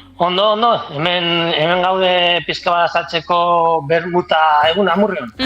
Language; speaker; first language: Basque; non-native, local second language; Spanish